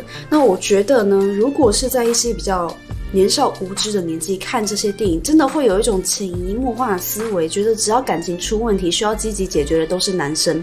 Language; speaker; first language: Chinese; native; Chinese